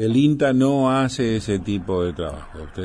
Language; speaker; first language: Spanish; native; Spanish